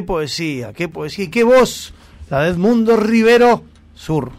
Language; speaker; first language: Spanish; native; Spanish